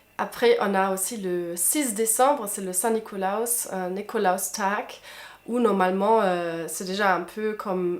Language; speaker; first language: French; non-native, fluent; German